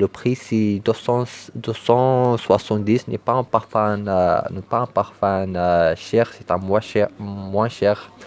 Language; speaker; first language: French; non-native, learner; Arabic